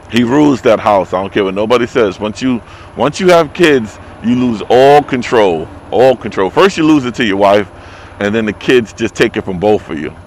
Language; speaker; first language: English; native; English